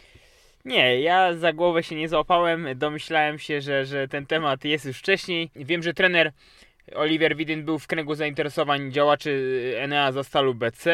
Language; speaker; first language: Polish; native; Polish